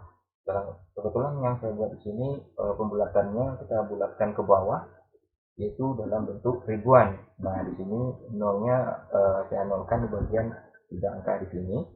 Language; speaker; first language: Indonesian; native; Indonesian